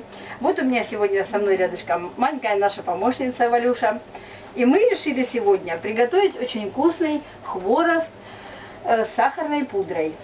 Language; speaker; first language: Russian; native; Russian